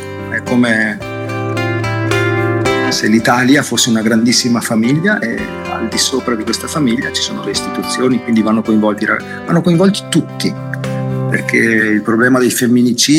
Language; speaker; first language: Italian; native; Italian